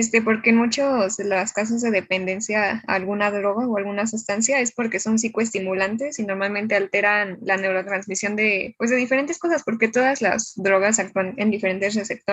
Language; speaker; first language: Spanish; native; Spanish